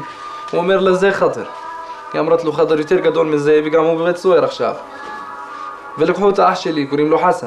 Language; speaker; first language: Hebrew; non-native, local second language; Arabic